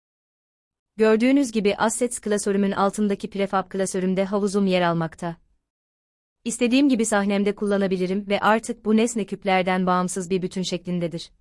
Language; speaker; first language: Turkish; native; Turkish